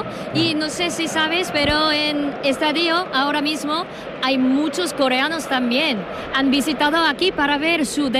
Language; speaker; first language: Spanish; non-native, fluent; Korean